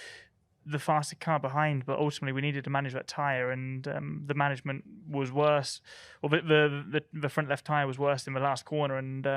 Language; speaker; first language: English; native; English